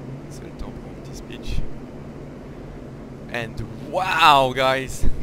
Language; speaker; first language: French; native; French